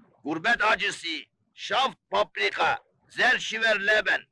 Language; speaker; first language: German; non-native, learner; Turkish